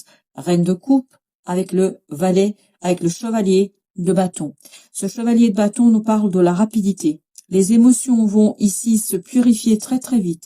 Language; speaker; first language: French; native; French